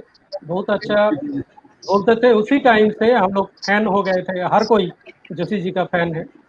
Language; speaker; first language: Hindi; non-native, local second language; Bangla